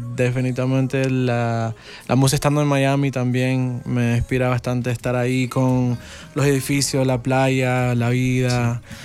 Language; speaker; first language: Spanish; early bilingual, heritage; Spanish